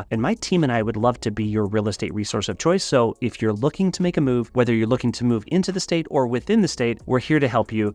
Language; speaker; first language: English; native; English